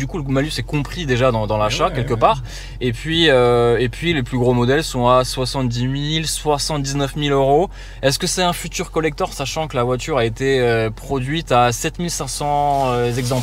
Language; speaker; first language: French; native; French